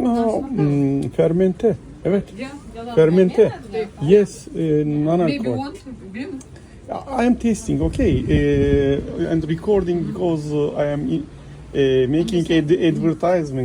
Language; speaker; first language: English; non-native, learner; Turkish